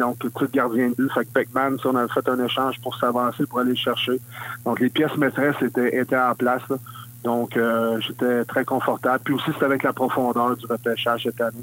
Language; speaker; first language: French; native; French